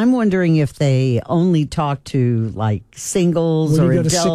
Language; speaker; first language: English; native; English